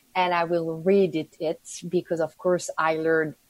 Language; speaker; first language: English; non-native, fluent; French